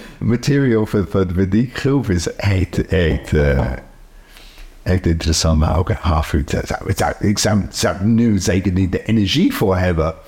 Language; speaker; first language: Dutch; non-native, fluent; English